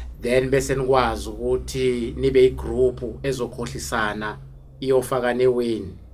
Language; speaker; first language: Zulu; native; Zulu